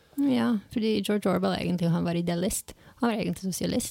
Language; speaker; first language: Norwegian; non-native, fluent; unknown